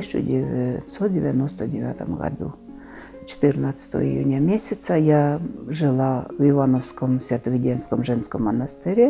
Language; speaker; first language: Russian; native; Russian